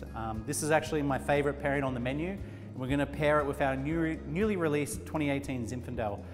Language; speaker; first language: English; native; English